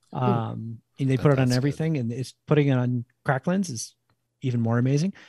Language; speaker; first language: English; native; English